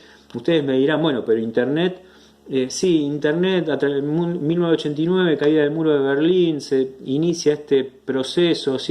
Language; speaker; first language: Spanish; native; Spanish